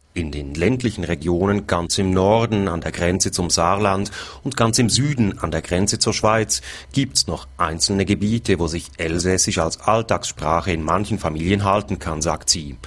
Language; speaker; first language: German; native; German